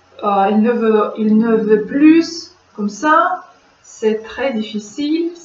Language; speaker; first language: French; non-native, learner; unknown